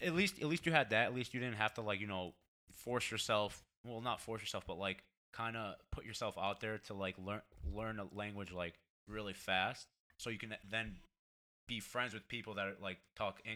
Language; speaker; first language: English; early bilingual, other home language; Portuguese